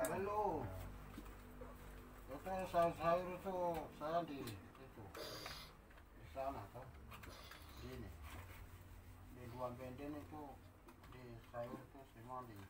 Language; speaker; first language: Indonesian; non-native, local second language; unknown